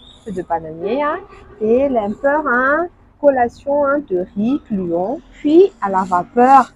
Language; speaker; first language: French; non-native, local second language; Malagasy